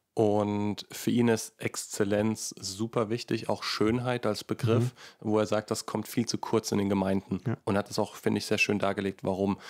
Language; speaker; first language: German; native; German